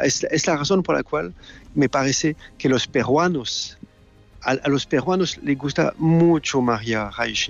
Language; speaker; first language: Spanish; non-native, fluent; French